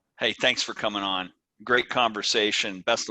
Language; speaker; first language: English; native; English